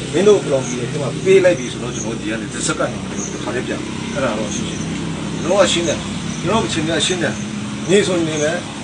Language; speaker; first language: Burmese; non-native, local second language; Kachin